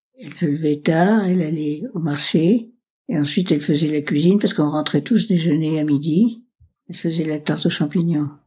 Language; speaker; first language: French; native; French